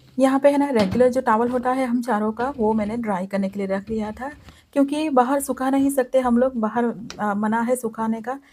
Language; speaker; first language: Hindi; non-native, local second language; Gujarati